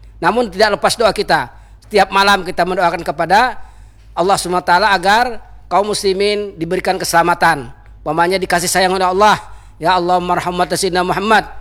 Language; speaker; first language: Malay; non-native, local second language; Banjar